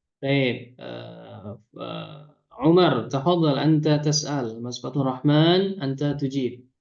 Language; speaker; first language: Arabic; non-native, fluent; Indonesian